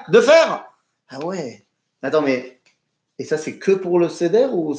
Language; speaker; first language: French; native; French